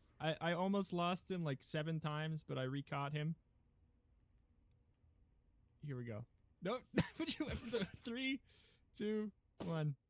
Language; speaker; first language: English; native; English